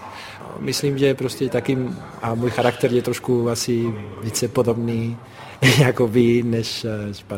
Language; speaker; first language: Czech; non-native, fluent; Spanish